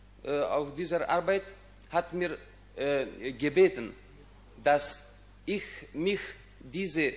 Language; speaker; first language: German; non-native, fluent; Ukrainian